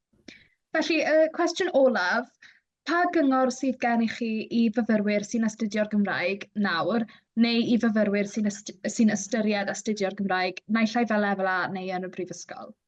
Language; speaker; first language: Welsh; native; Welsh